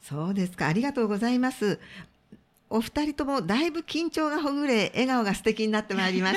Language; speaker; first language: Japanese; native; Japanese